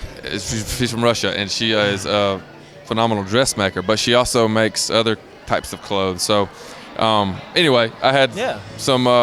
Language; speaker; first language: English; native; English